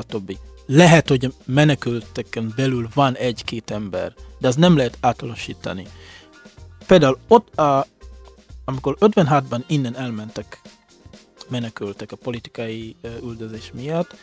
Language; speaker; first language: Hungarian; non-native, fluent; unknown